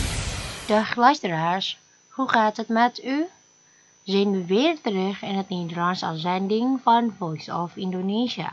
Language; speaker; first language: Dutch; non-native, fluent; Indonesian